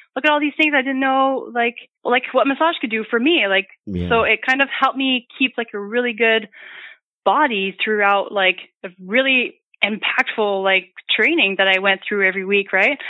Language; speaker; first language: English; native; English